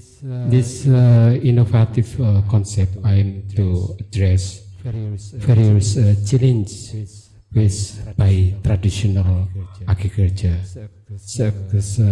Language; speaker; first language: English; non-native, learner; Indonesian